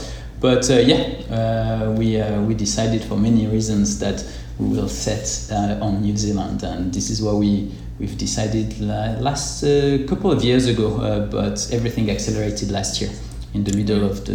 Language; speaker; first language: English; non-native, fluent; French